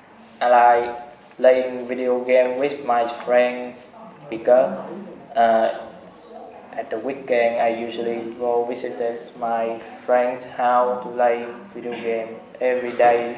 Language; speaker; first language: English; non-native, learner; Vietnamese